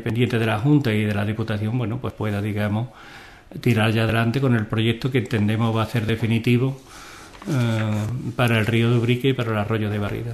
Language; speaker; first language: Spanish; native; Spanish